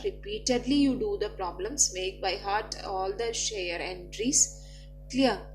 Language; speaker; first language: English; non-native, local second language; Malayalam